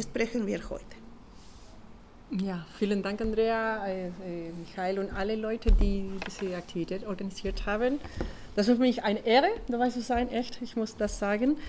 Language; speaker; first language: German; non-native, learner; Spanish